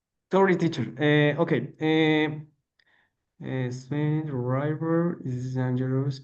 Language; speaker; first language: English; non-native, learner; Spanish